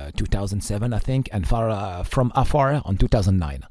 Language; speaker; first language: English; non-native, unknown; French